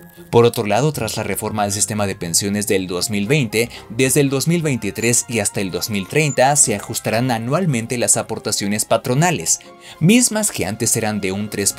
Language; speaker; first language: Spanish; native; Spanish